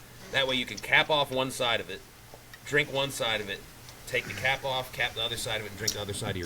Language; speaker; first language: English; native; English